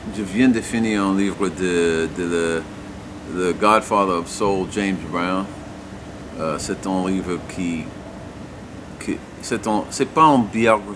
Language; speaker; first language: French; non-native, learner; English